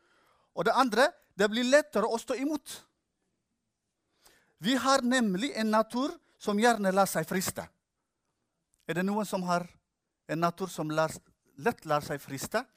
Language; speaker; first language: Norwegian; non-native, fluent; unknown